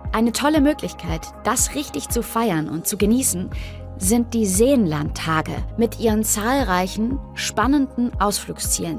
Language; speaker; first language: German; native; German